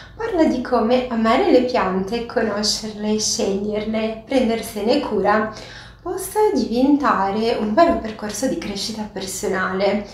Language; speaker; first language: Italian; non-native, fluent; Portuguese